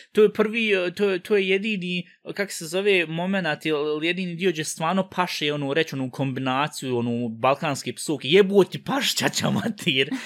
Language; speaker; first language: Bosnian; early bilingual, heritage; Bosnian